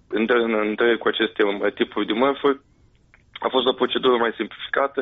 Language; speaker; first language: Romanian; native; Romanian